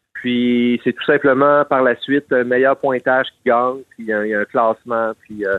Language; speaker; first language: French; native; French